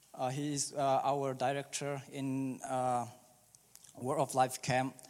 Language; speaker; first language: English; early bilingual, other home language; Burmese